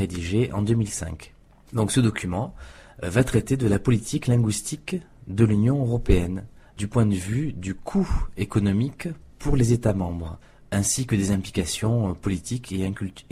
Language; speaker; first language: French; native; French